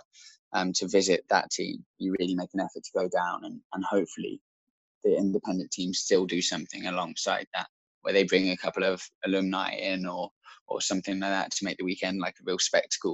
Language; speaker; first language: English; native; English